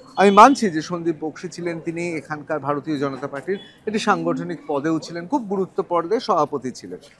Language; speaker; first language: Bangla; native; Bangla